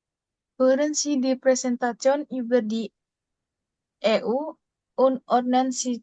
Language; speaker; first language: German; non-native, learner; Indonesian